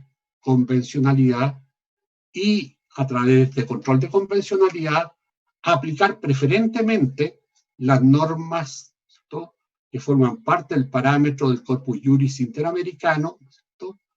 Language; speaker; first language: Spanish; native; Spanish